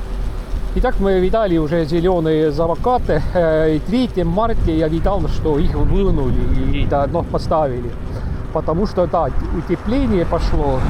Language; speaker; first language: Russian; non-native, local second language; Estonian